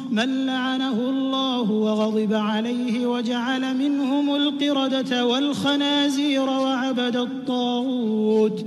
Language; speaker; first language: Arabic; native; Arabic